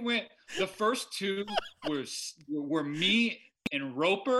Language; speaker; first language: English; native; English